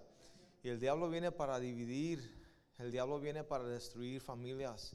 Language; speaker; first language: Spanish; early bilingual, heritage; Spanish